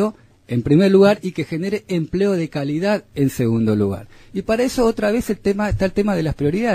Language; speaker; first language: Spanish; native; Spanish